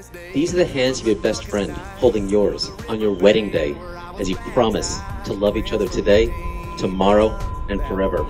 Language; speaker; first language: English; native; English